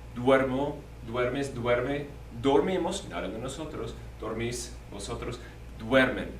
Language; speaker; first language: Spanish; non-native, fluent; English